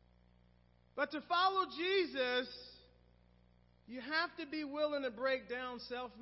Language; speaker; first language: English; native; English